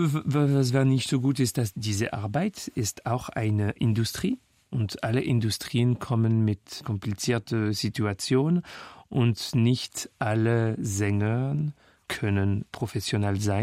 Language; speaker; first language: German; non-native, local second language; French